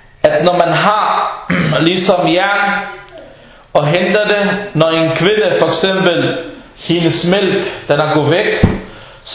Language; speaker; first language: Danish; non-native, fluent; Arabic